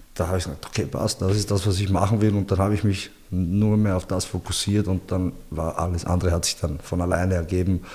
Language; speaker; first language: German; early bilingual, other home language; Bosnian